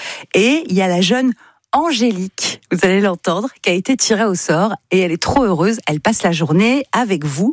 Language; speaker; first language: French; native; French